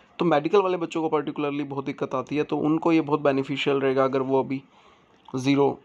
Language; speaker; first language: Hindi; native; Hindi